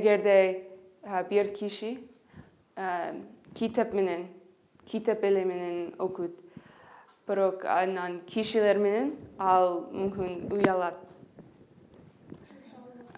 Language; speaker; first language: Kyrgyz; non-native, learner; English